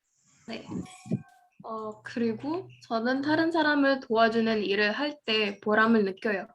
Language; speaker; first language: Korean; non-native, learner; Indonesian